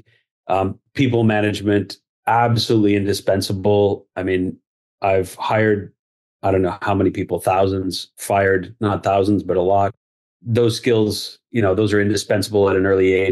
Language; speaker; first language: English; native; English